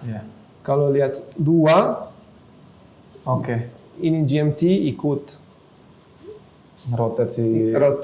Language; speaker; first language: Indonesian; non-native, fluent; Italian